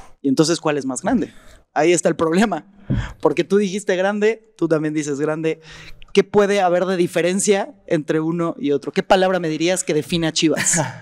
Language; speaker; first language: Spanish; native; Spanish